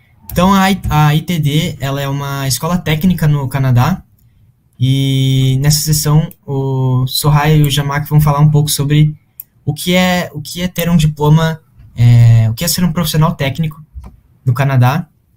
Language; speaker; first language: Portuguese; native; Portuguese